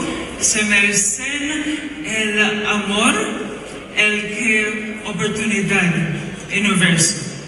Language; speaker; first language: Spanish; non-native, learner; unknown